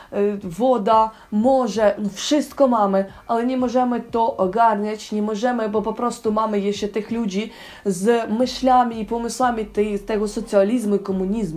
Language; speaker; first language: Polish; non-native, learner; Ukrainian